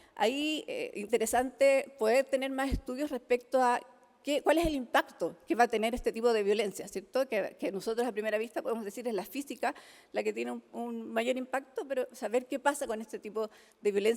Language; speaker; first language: Spanish; native; Spanish